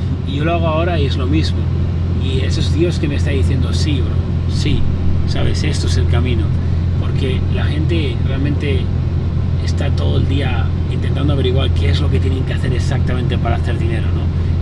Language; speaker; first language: Spanish; native; Spanish